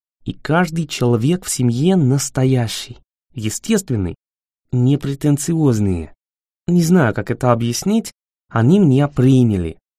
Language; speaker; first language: Russian; non-native, fluent; English